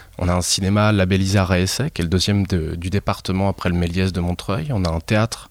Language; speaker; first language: French; native; French